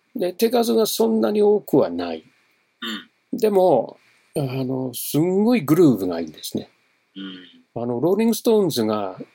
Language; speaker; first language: Japanese; non-native, fluent; English